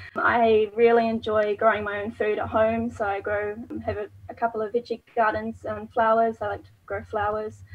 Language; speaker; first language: English; native; English